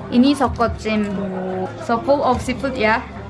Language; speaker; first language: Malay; non-native, fluent; Korean